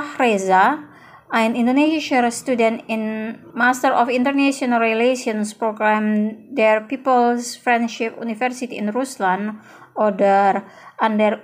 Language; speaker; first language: German; non-native, fluent; Indonesian